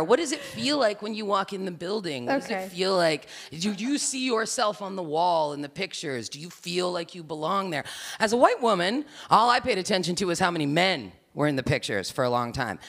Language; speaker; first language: English; native; English